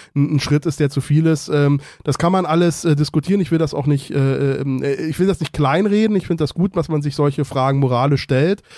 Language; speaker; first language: German; native; German